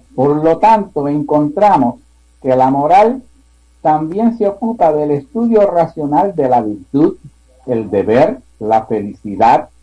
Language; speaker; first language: Spanish; native; Spanish